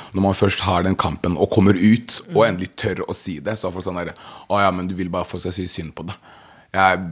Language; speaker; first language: Norwegian; native; Norwegian